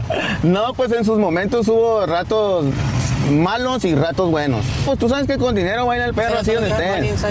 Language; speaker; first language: Spanish; native; Spanish